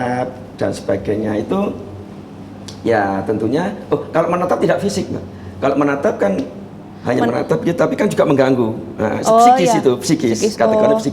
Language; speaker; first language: Indonesian; native; Indonesian